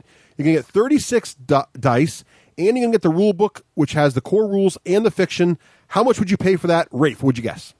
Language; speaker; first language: English; native; English